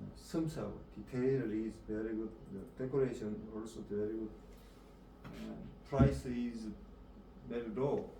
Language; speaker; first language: English; non-native, learner; Korean